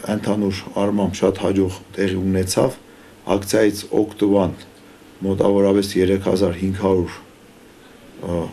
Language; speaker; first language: Armenian; native; Armenian